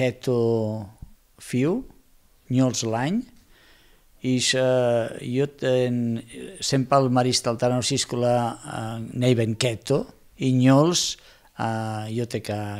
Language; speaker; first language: Hungarian; non-native, learner; Spanish